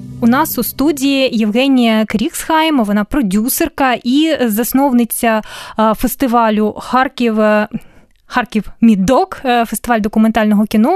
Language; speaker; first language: Ukrainian; native; Ukrainian